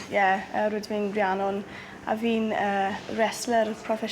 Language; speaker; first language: Welsh; non-native, local second language; English